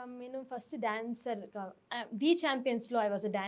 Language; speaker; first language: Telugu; non-native, learner; Tamil